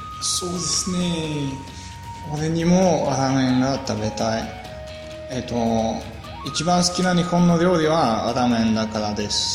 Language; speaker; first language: Japanese; non-native, learner; Bulgarian